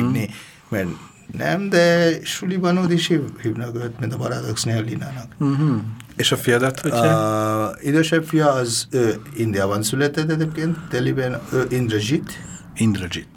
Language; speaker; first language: Hungarian; non-native, fluent; Bangla